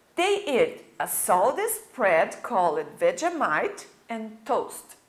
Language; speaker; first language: English; non-native, fluent; Portuguese